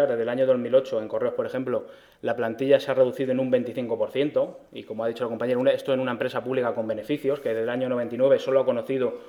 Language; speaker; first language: Spanish; native; Spanish